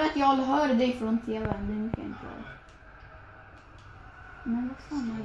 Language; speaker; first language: Swedish; early bilingual, other home language; Kurdish